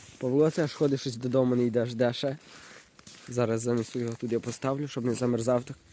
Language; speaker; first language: Ukrainian; native; Ukrainian